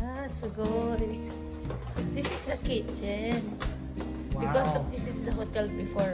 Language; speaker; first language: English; non-native, learner; Japanese